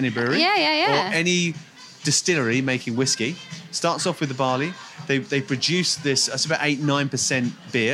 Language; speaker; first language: English; native; English